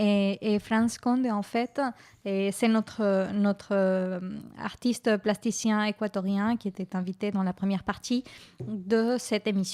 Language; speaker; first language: French; native; French